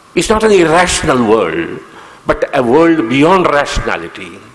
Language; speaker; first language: English; non-native, local second language; Kannada